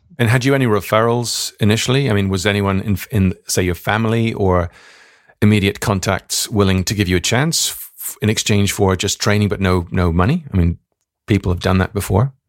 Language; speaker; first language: English; native; English